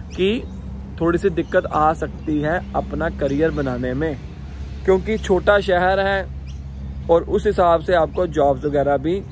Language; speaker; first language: Hindi; native; Hindi